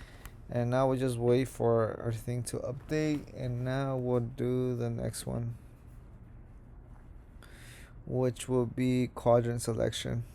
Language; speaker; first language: English; native; English